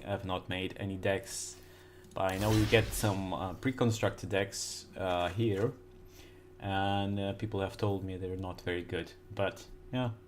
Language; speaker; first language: English; non-native, fluent; Lithuanian